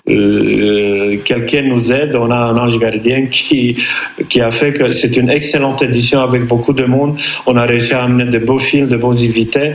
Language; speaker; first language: French; non-native, fluent; Romanian